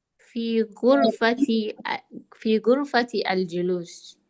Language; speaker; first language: Arabic; non-native, learner; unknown